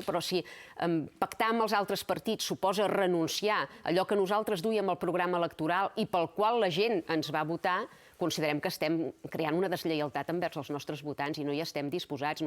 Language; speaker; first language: Catalan; native; Catalan